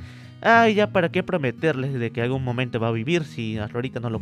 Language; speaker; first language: Spanish; native; Spanish